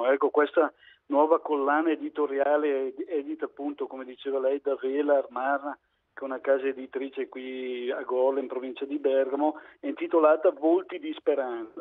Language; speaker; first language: Italian; native; Italian